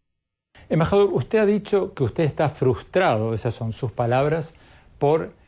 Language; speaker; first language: Spanish; native; Spanish